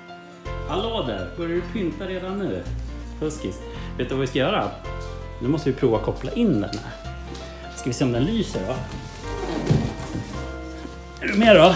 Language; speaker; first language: Swedish; native; Swedish